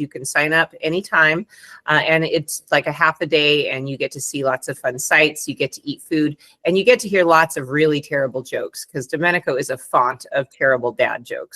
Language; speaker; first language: English; non-native, fluent; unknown